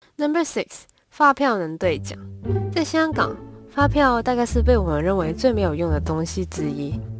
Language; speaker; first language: Chinese; non-native, local second language; Cantonese